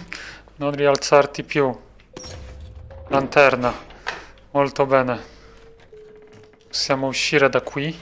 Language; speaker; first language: Italian; non-native, fluent; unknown